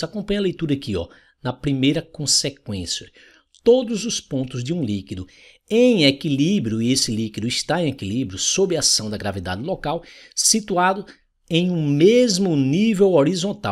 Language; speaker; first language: Portuguese; native; Portuguese